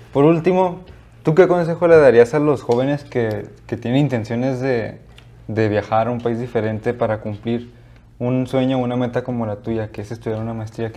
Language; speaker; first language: Spanish; native; Spanish